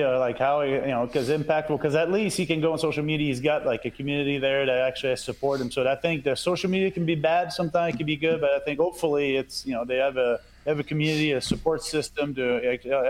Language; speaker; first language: English; non-native, fluent; French